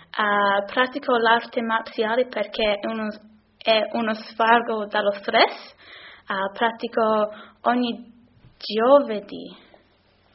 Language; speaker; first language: Italian; non-native, learner; English